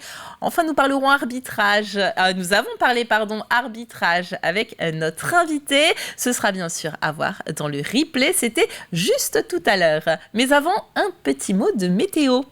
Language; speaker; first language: French; native; French